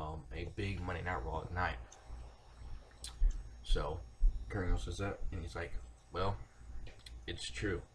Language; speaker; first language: English; native; English